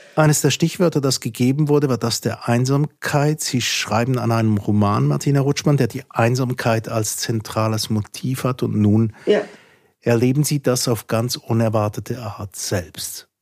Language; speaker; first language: German; native; German